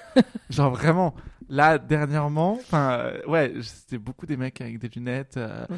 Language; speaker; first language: French; native; French